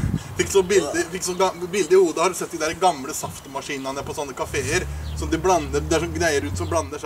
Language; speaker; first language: Norwegian; native; Norwegian